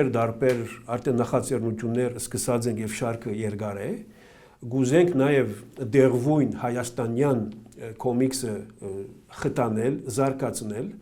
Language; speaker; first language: Armenian; early bilingual, heritage; Armenian